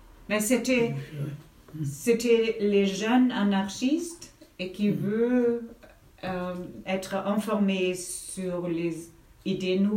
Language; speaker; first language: French; non-native, fluent; German